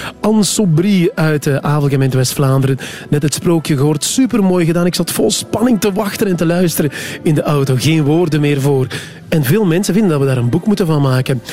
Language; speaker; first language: Dutch; native; Dutch